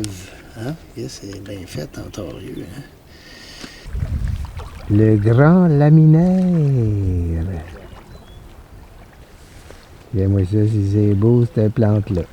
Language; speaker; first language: French; native; French